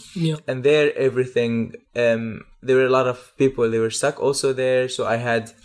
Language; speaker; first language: English; non-native, fluent; Arabic